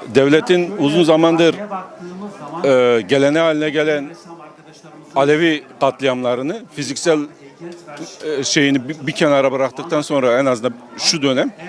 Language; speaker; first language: Turkish; native; Turkish